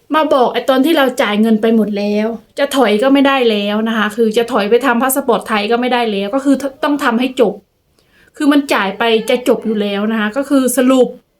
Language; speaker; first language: Thai; native; Thai